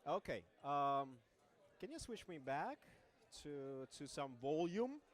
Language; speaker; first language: English; non-native, fluent; Lithuanian